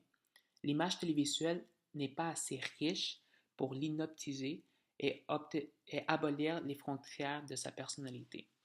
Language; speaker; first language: French; native; French